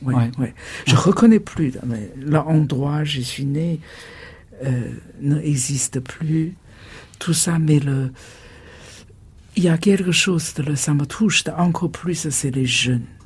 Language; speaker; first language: French; non-native, fluent; Chinese